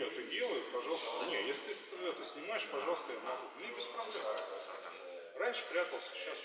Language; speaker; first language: Russian; native; Russian